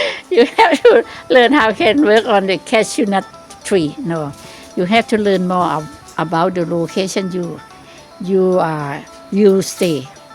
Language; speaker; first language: English; non-native, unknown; Thai